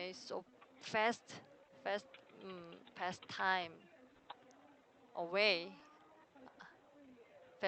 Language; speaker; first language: English; non-native, learner; Korean